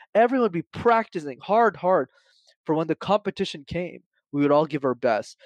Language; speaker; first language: English; native; English